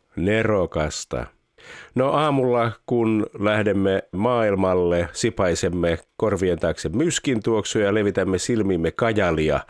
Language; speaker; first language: Finnish; native; Finnish